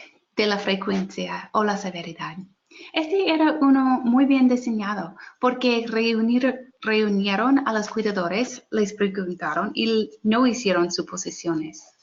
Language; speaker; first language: Spanish; non-native, fluent; English